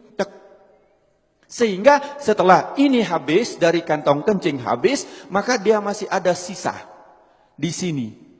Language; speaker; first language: Indonesian; non-native, local second language; Javanese